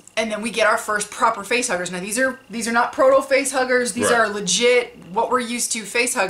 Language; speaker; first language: English; native; English